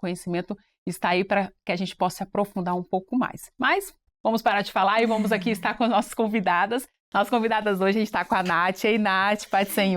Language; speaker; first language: Portuguese; native; Portuguese